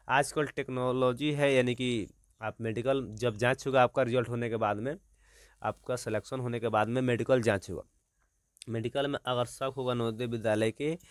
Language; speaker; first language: Hindi; native; Hindi